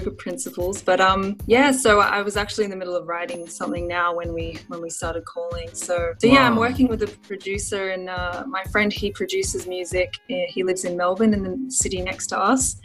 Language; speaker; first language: English; native; English